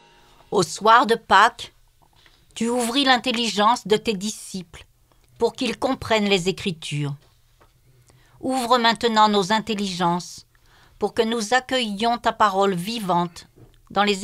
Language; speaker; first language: French; native; French